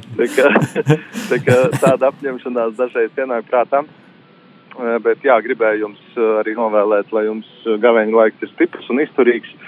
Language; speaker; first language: Latvian; native; Latvian